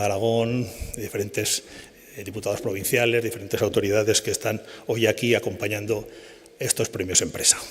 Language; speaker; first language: Spanish; native; Spanish